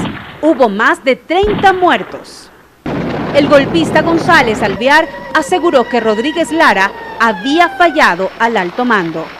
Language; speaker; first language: Spanish; native; Spanish